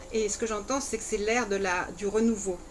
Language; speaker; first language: French; native; French